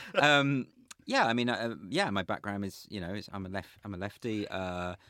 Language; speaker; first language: English; native; English